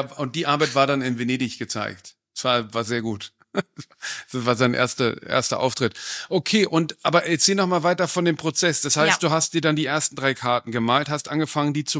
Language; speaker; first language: German; native; German